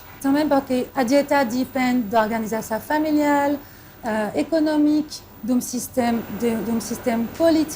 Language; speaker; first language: Portuguese; non-native, fluent; French